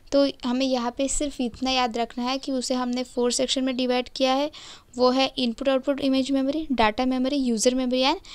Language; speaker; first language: Hindi; non-native, local second language; Marathi